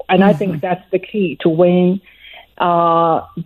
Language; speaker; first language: English; non-native, fluent; Chinese